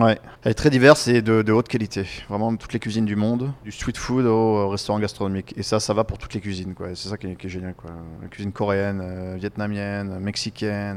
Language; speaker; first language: French; native; French